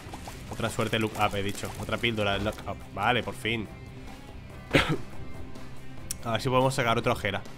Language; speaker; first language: Spanish; native; Spanish